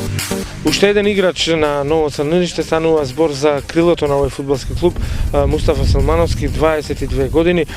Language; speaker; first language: Macedonian; native; Macedonian